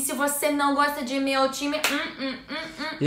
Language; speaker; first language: Portuguese; non-native, learner; English